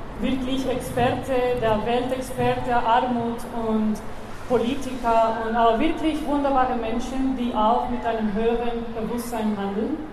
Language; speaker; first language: German; non-native, fluent; Spanish